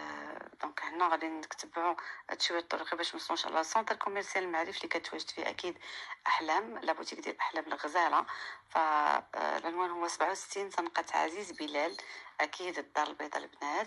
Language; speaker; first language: Arabic; native; Arabic